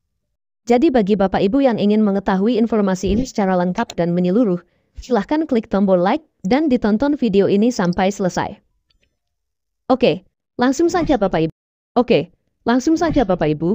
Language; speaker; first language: Indonesian; native; Indonesian